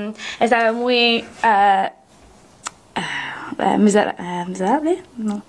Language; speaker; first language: Spanish; non-native, learner; English